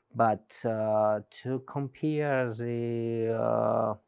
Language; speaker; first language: English; non-native, fluent; Georgian